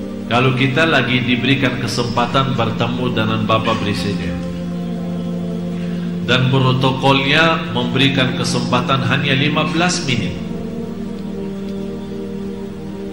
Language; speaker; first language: Indonesian; non-native, fluent; Arabic